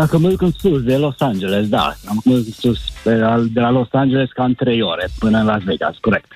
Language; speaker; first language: Romanian; native; Romanian